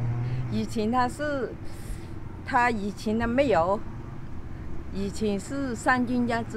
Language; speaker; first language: Chinese; early bilingual, heritage; Chinese